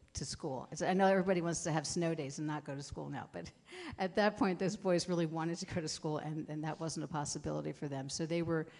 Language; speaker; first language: English; native; English